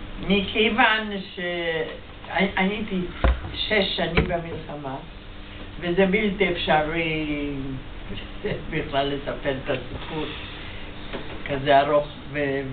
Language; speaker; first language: Hebrew; non-native, fluent; Yiddish